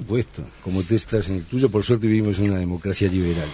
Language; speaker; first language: Spanish; native; Spanish